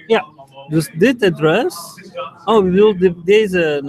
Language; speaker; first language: Dutch; non-native, fluent; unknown